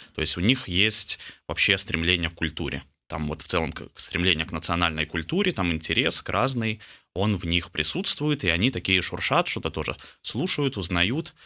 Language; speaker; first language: Russian; native; Russian